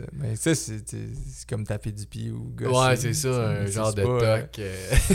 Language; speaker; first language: French; native; French